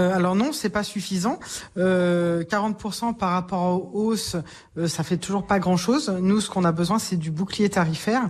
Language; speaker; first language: French; native; French